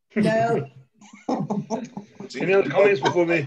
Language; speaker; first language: English; native; English